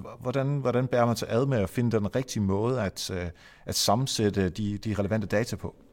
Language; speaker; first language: Danish; non-native, fluent; Dutch